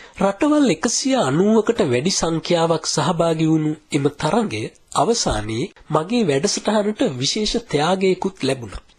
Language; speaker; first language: Sinhala; native; Sinhala